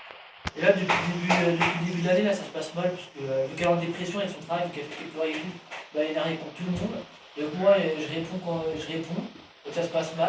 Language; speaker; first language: French; native; French